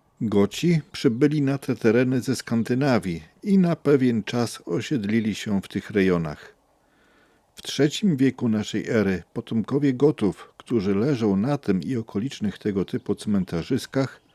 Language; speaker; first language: Polish; native; Polish